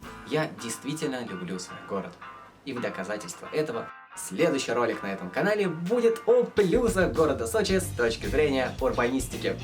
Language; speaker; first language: Russian; native; Russian